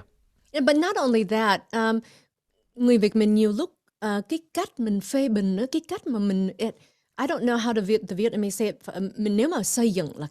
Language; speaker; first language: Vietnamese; early bilingual, heritage; English